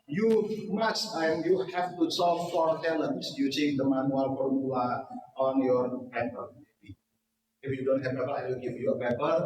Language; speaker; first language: English; non-native, learner; Indonesian